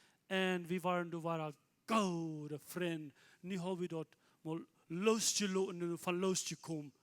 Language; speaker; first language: German; non-native, learner; Plautdietsch